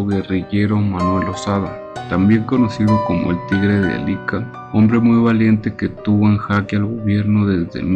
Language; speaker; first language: Spanish; native; Spanish